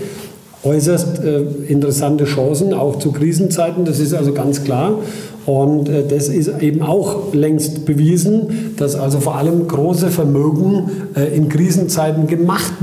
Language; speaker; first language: German; native; German